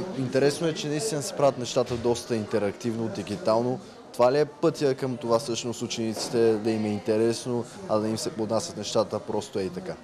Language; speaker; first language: Bulgarian; native; Bulgarian